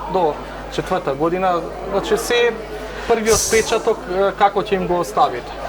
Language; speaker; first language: Macedonian; non-native, local second language; Romany